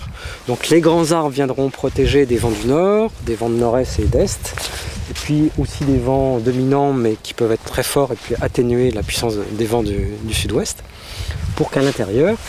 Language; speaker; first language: French; native; French